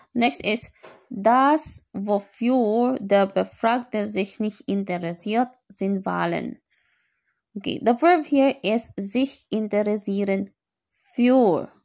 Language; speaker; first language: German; non-native, learner; Filipino